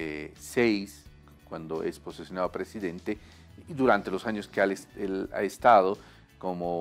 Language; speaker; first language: Spanish; native; Spanish